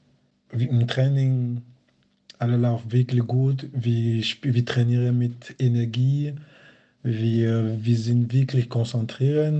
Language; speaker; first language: German; non-native, fluent; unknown